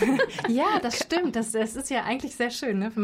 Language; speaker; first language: German; native; German